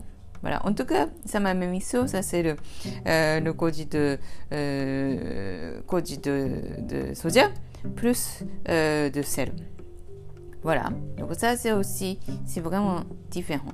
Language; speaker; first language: French; non-native, fluent; Japanese